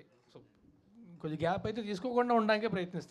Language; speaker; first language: Telugu; native; Telugu